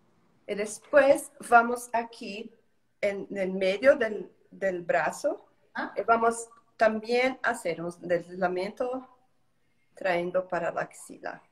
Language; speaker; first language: Spanish; non-native, learner; Portuguese